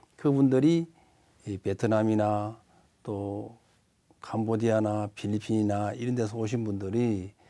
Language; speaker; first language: Korean; native; Korean